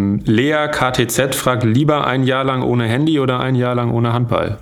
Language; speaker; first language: German; native; German